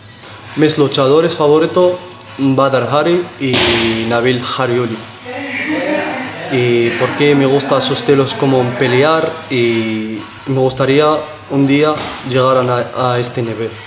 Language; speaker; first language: Spanish; non-native, learner; Arabic